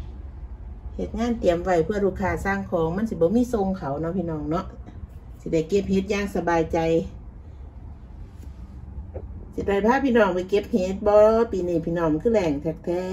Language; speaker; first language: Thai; non-native, local second language; Lao